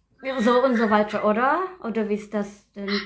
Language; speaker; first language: German; non-native, learner; Indonesian